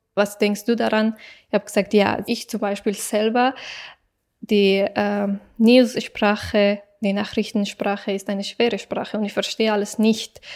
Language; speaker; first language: German; non-native, fluent; Persian